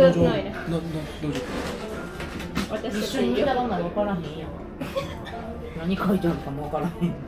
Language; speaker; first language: Japanese; native; Japanese